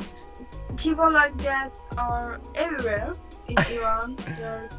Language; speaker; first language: English; non-native, learner; Persian